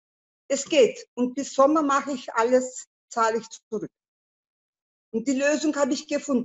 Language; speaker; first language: German; non-native, learner; Turkish